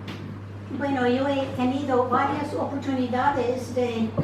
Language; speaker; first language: Spanish; non-native, fluent; English